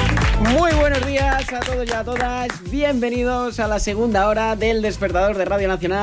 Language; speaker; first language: Spanish; native; Spanish